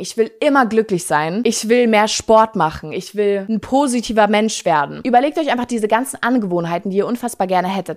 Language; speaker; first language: German; native; German